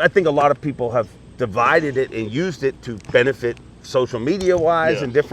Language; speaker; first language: English; native; English